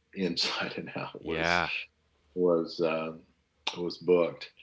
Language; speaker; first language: English; native; English